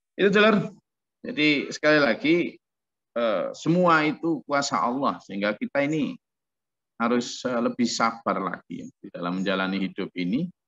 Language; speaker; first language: Indonesian; non-native, local second language; Javanese